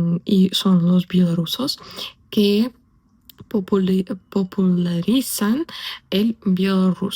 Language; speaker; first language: Spanish; non-native, fluent; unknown